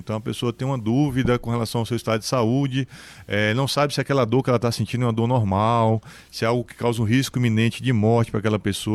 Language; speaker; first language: Portuguese; native; Portuguese